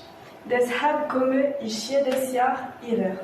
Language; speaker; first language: German; non-native, learner; French